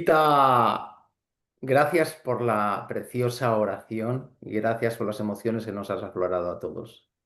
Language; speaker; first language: Spanish; native; Spanish